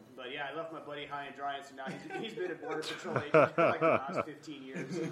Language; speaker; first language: English; native; English